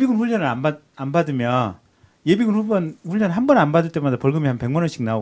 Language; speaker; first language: Korean; native; Korean